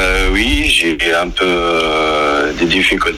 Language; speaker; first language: French; non-native, learner; Arabic